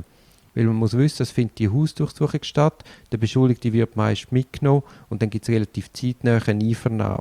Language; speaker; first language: German; native; German